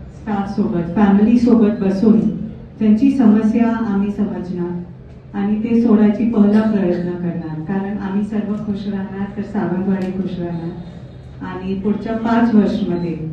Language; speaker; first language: Marathi; non-native, learner; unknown